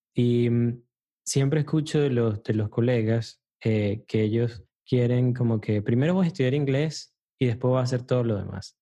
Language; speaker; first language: Spanish; native; Spanish